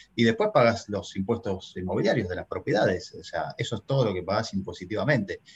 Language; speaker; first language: Spanish; native; Spanish